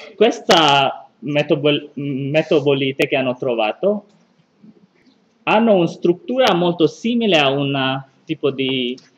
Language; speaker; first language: Italian; non-native, learner; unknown